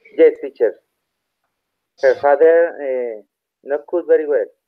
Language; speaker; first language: English; non-native, learner; Spanish